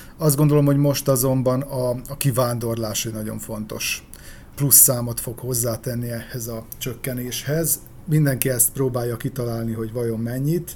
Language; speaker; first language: Hungarian; native; Hungarian